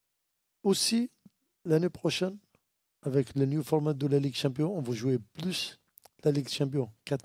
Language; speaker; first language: French; non-native, learner; Arabic